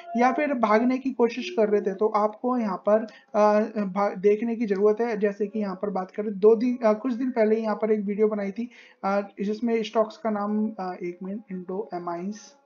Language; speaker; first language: Hindi; native; Hindi